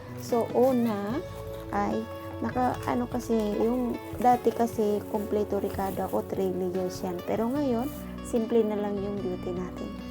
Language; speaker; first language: Filipino; non-native, local second language; Cebuano